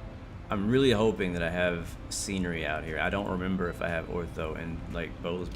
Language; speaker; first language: English; native; English